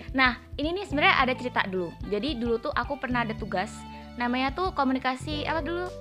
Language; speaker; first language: Indonesian; native; Indonesian